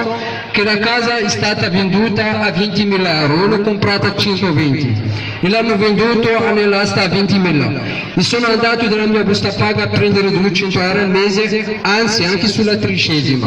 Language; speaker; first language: Italian; non-native, fluent; Arabic